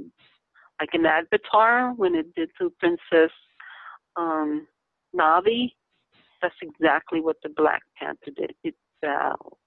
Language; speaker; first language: English; native; English